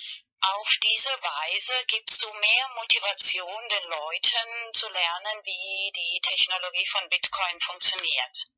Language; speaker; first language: German; non-native, learner; Spanish